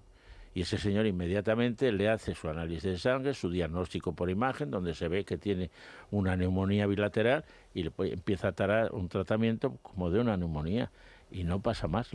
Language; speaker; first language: Spanish; native; Spanish